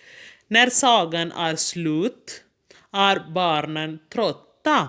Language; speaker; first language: Swedish; non-native, fluent; Urdu